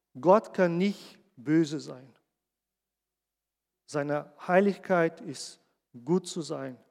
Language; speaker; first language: German; non-native, fluent; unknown